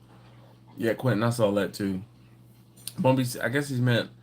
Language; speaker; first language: English; native; English